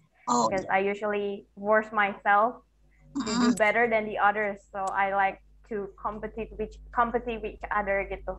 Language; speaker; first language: English; non-native, fluent; Indonesian